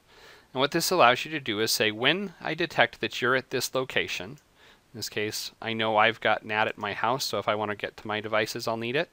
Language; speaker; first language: English; native; English